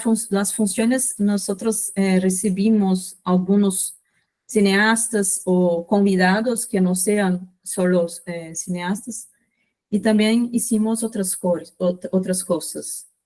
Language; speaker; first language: Spanish; non-native, fluent; Portuguese